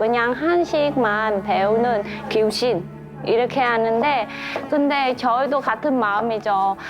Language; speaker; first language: Korean; non-native, fluent; Vietnamese